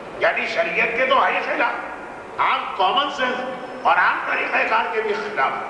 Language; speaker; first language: Urdu; native; Urdu